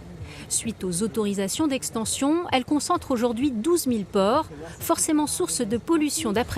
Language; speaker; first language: French; native; French